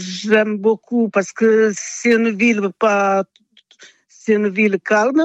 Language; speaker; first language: French; non-native, fluent; Portuguese